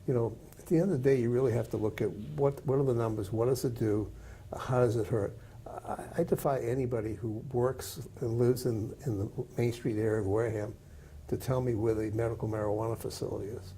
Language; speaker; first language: English; native; English